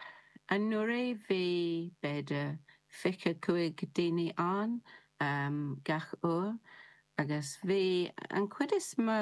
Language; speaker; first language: Irish; non-native, learner; English